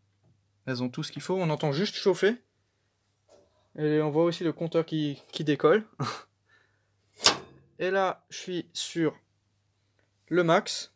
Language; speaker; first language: French; native; French